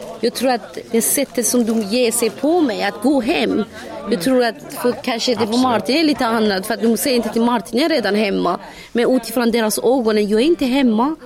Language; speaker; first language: Swedish; non-native, fluent; Persian